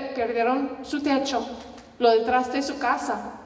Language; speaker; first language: Spanish; non-native, learner; English